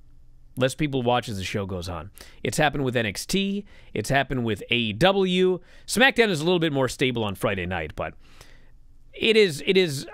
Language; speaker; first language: English; native; English